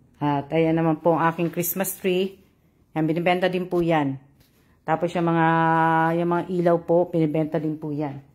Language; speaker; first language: Filipino; native; Filipino